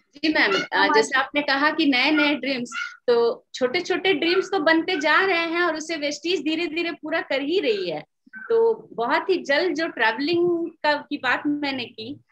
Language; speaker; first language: Hindi; native; Hindi